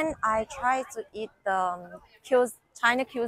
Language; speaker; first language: English; non-native, learner; Vietnamese